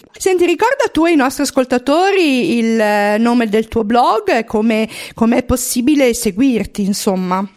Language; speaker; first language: Italian; native; Italian